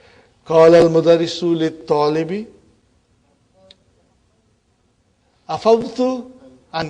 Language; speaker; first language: Arabic; non-native, fluent; Urdu